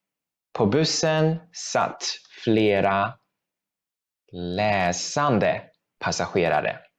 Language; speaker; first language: Swedish; non-native, fluent; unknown